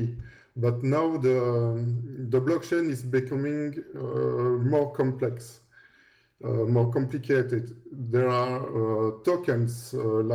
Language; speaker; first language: English; non-native, fluent; French